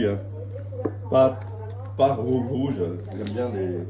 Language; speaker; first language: French; non-native, fluent; Vietnamese